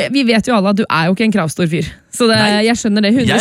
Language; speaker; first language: Norwegian; native; Norwegian